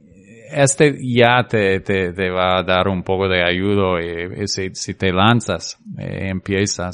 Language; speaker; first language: Spanish; non-native, fluent; English